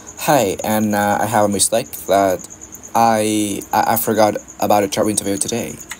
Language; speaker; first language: English; non-native, learner; Vietnamese